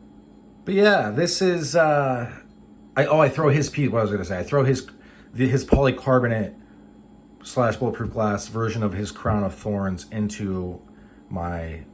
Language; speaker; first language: English; native; English